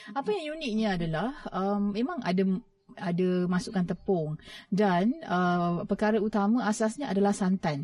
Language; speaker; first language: Malay; native; Malay